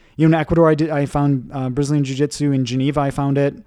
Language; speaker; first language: English; native; English